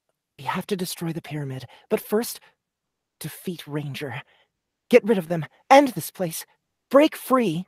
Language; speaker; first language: English; native; English